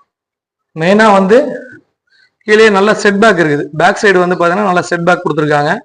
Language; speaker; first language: Tamil; native; Tamil